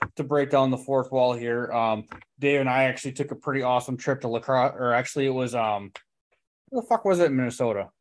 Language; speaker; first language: English; native; English